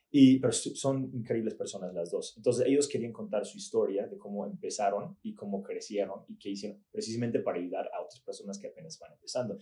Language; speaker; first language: Spanish; early bilingual, other home language; English